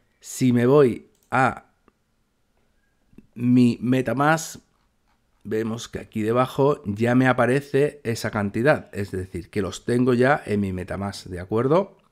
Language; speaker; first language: Spanish; native; Spanish